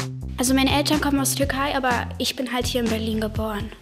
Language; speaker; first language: German; early bilingual, other home language; Turkish